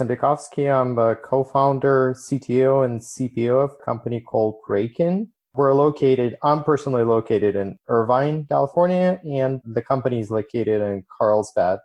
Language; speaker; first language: English; non-native, fluent; Ukrainian